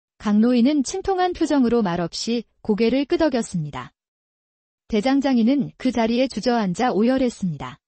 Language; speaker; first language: Korean; native; Korean